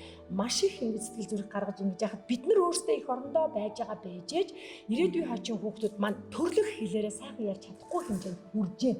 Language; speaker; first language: Mongolian; native; Mongolian